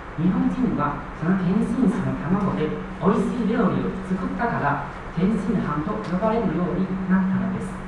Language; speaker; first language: Japanese; non-native, fluent; Chinese